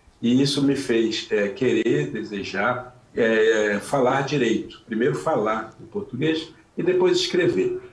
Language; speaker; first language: Portuguese; non-native, local second language; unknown